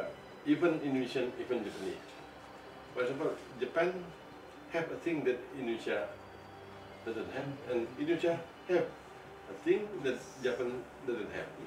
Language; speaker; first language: English; non-native, fluent; Indonesian